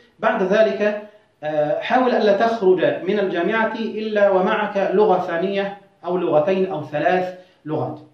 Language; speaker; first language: Arabic; native; Arabic